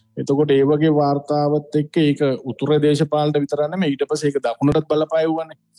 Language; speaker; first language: Sinhala; non-native, local second language; Tamil